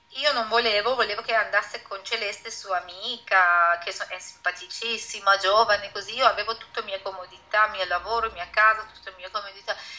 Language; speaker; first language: Italian; non-native, fluent; Persian